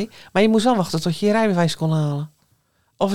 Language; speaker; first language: Dutch; native; Dutch